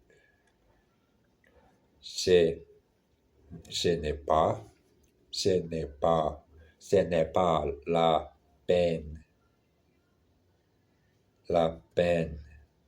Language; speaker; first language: French; non-native, learner; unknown